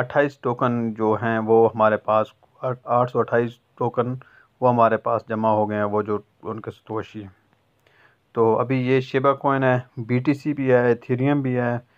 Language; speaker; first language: Urdu; non-native, local second language; Punjabi